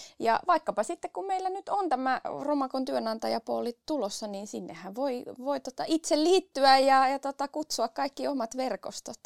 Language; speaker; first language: Finnish; early bilingual, other home language; Spanish